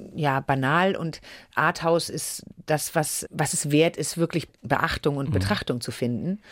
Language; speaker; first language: German; native; German